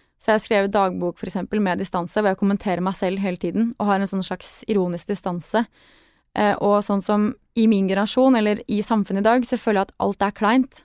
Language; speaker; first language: Norwegian; native; Norwegian